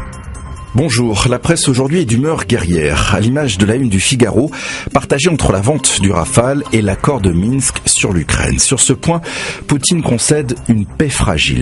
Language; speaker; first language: French; native; French